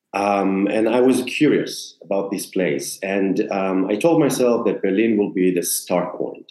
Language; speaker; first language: English; non-native, fluent; Hebrew